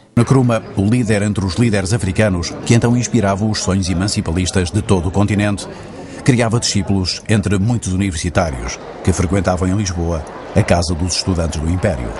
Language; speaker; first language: Portuguese; native; Portuguese